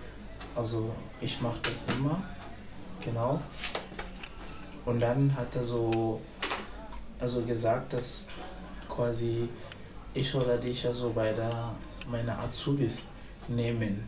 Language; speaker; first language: German; non-native, learner; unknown